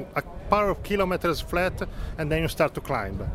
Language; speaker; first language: English; non-native, learner; Italian